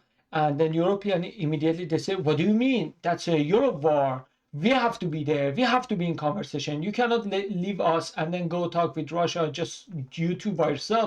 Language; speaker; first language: English; non-native, fluent; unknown